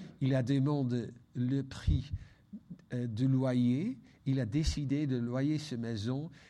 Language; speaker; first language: French; non-native, fluent; Dutch